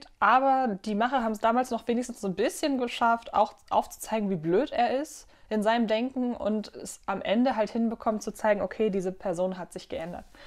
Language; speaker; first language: German; native; German